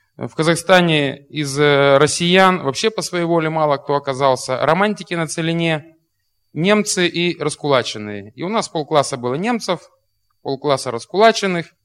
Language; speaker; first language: Russian; native; Russian